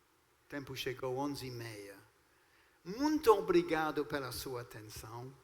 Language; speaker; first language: Portuguese; non-native, fluent; English